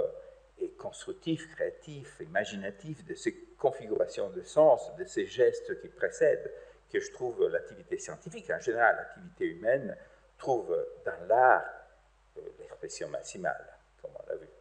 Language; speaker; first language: French; native; French